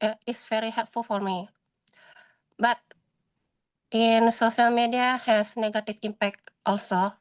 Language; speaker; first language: English; non-native, learner; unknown